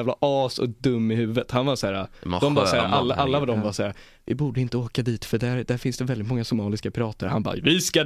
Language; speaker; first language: Swedish; native; Swedish